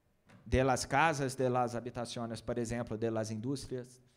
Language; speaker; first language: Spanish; non-native, learner; Portuguese